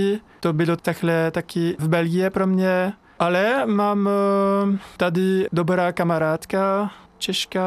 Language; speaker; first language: Czech; non-native, learner; French